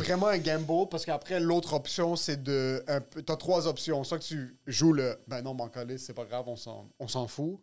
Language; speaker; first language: French; native; French